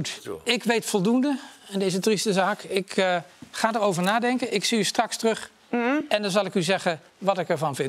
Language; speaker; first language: Dutch; native; Dutch